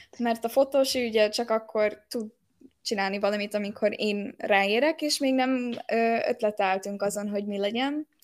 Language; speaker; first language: Hungarian; early bilingual, heritage; Hungarian